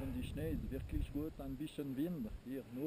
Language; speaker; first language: German; non-native, learner; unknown